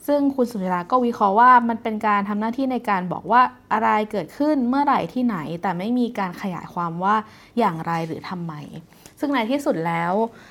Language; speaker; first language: Thai; native; Thai